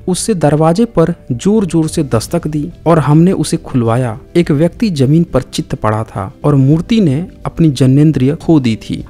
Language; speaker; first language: Hindi; native; Hindi